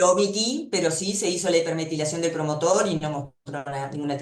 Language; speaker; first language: Spanish; native; Spanish